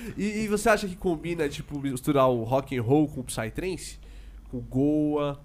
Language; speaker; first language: Portuguese; native; Portuguese